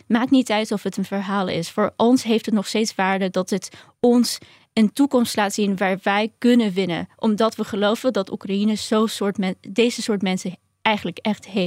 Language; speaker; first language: Dutch; early bilingual, other home language; Ukrainian